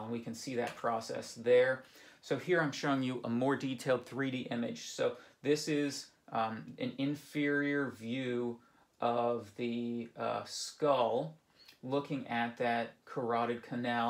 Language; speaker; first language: English; native; English